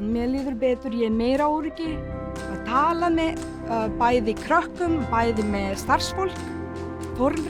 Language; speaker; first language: Icelandic; non-native, learner; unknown